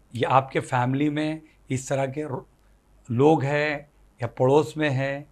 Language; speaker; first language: Hindi; native; Hindi